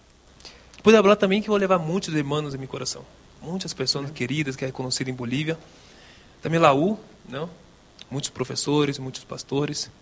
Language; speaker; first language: Spanish; non-native, local second language; Portuguese